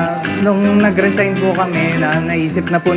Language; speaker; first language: Filipino; native; Filipino